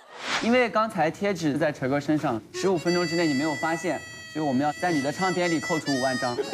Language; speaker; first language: Chinese; native; Chinese